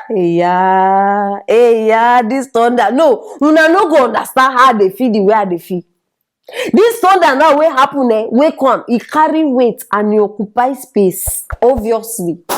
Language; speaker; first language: Nigerian Pidgin; native; Nigerian Pidgin